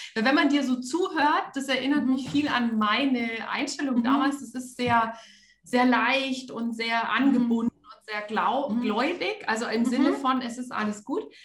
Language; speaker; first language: German; native; German